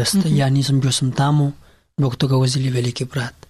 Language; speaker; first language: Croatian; non-native, learner; Pashto